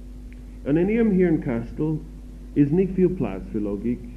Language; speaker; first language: German; non-native, fluent; English